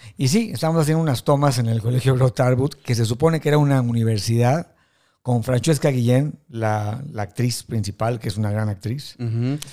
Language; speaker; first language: Spanish; native; Spanish